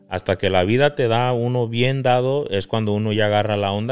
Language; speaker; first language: Spanish; early bilingual, heritage; Spanish